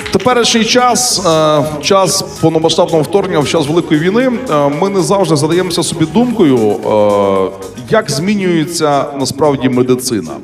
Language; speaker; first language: Ukrainian; native; Ukrainian